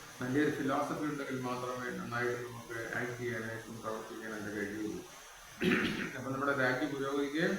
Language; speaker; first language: Malayalam; native; Malayalam